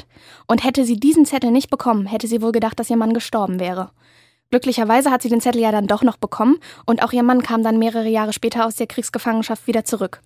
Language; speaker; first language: German; native; German